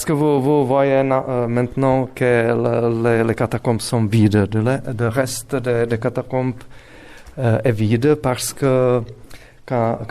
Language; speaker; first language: French; non-native, fluent; Czech